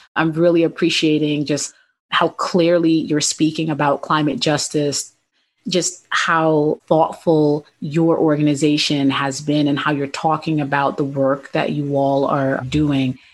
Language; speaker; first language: English; native; English